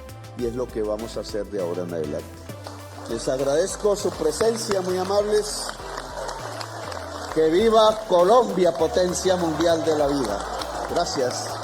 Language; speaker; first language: Spanish; native; Spanish